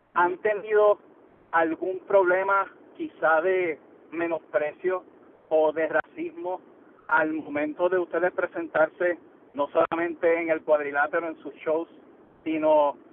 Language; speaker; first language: Spanish; native; Spanish